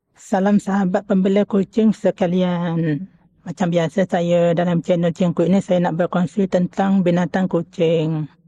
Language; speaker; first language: Malay; native; Malay